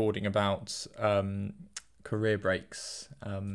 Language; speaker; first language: English; native; English